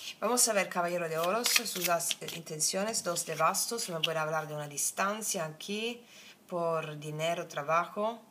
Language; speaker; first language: Spanish; non-native, fluent; Italian